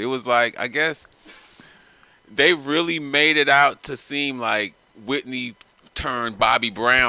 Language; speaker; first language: English; native; English